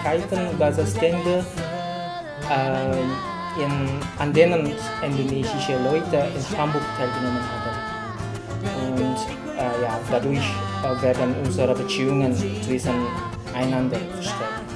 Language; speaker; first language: German; non-native, fluent; Indonesian